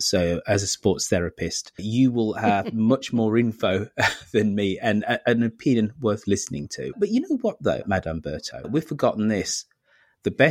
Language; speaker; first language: English; native; English